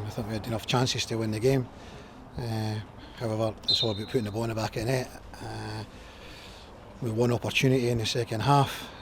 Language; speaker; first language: English; native; English